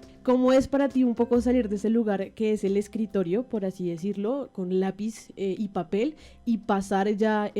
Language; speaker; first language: Spanish; native; Spanish